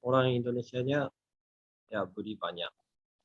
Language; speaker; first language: Indonesian; non-native, learner; Japanese